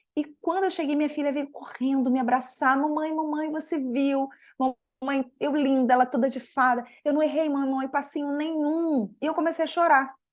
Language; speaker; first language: Portuguese; native; Portuguese